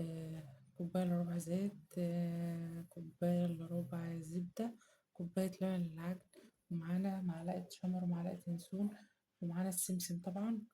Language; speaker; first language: Arabic; native; Arabic